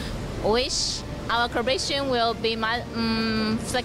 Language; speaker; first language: English; non-native, learner; Chinese